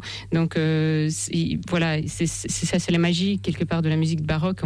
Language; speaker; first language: French; non-native, fluent; Russian